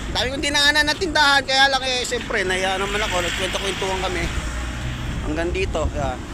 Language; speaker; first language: Filipino; non-native, local second language; Bikol